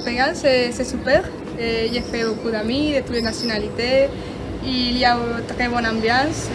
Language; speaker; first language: French; non-native, learner; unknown